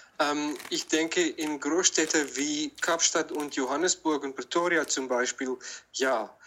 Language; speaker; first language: German; non-native, learner; English